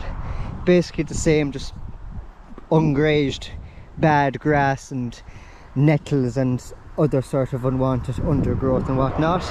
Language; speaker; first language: English; native; English